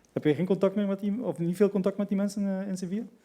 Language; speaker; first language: Dutch; native; Dutch